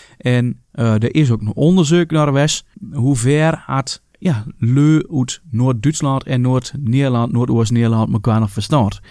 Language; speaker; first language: Dutch; native; Dutch